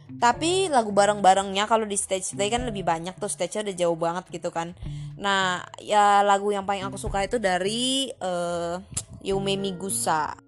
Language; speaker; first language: Indonesian; native; Indonesian